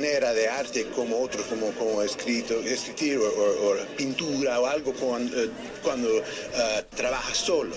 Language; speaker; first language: Spanish; non-native, learner; English